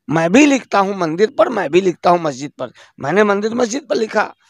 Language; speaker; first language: Hindi; native; Hindi